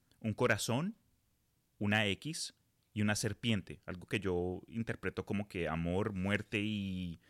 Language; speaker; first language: Spanish; early bilingual, heritage; Spanish